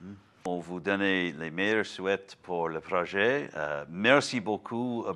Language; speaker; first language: French; non-native, learner; English